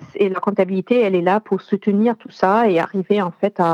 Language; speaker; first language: French; non-native, fluent; German